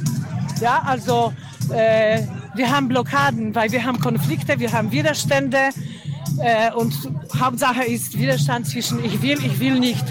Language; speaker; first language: German; non-native, fluent; Polish